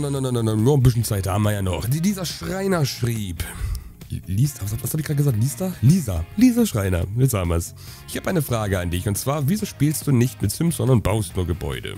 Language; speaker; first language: German; native; German